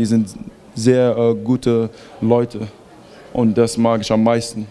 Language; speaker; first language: German; early bilingual, heritage; German